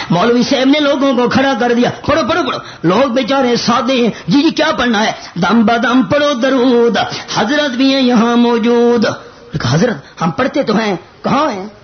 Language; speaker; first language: Urdu; non-native, local second language; Punjabi